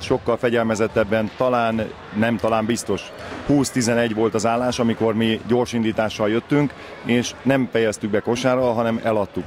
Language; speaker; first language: Hungarian; native; Hungarian